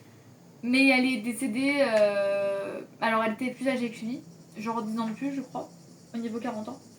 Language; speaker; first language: French; native; French